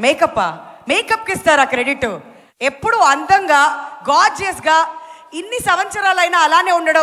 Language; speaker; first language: Telugu; native; Telugu